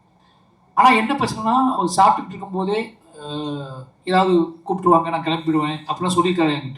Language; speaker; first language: Tamil; native; Tamil